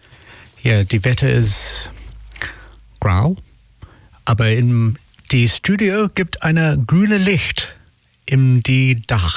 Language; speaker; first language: German; non-native, learner; English